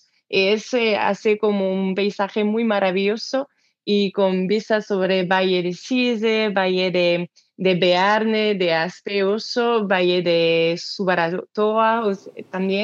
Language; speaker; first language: Spanish; non-native, learner; French